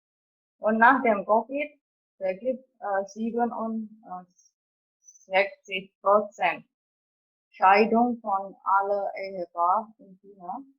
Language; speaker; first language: German; non-native, fluent; Indonesian